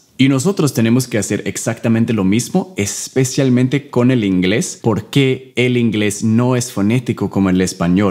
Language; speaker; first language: Spanish; non-native, fluent; English